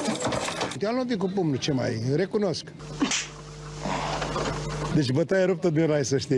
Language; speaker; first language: Romanian; native; Romanian